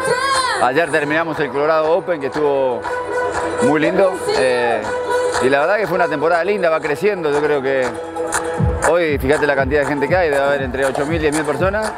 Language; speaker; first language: Spanish; native; Spanish